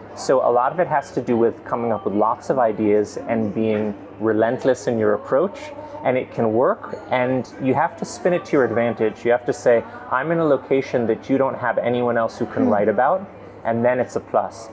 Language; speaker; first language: English; native; English